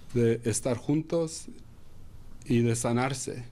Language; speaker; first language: Spanish; early bilingual, heritage; Spanish